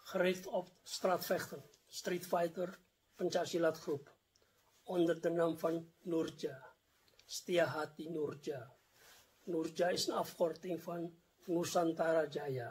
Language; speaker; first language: Dutch; non-native, fluent; Indonesian